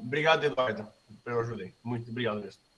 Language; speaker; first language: Portuguese; native; Portuguese